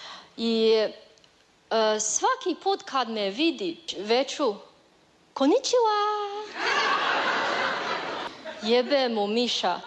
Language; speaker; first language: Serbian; non-native, learner; Chinese